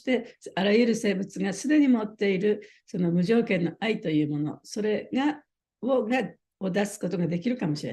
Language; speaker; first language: Japanese; native; Japanese